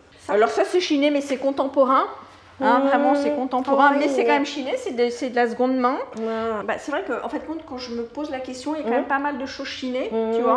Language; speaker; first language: French; native; French